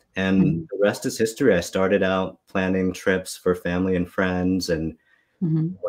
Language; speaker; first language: English; native; English